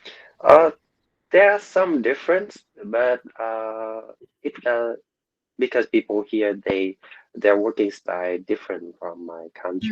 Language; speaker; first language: English; non-native, learner; Vietnamese